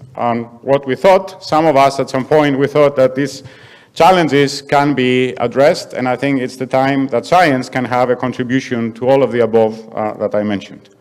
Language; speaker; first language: English; non-native, fluent; Greek